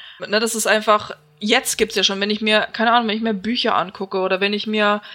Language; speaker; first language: German; native; German